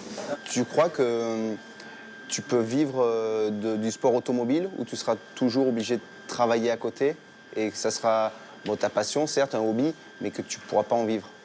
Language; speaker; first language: French; native; French